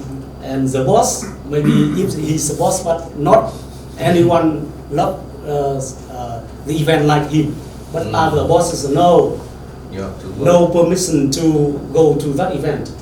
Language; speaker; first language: English; non-native, learner; Vietnamese